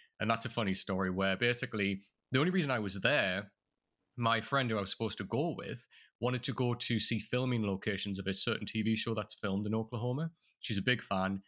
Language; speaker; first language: English; native; English